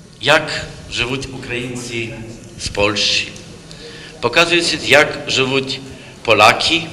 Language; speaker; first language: Ukrainian; early bilingual, heritage; Ukrainian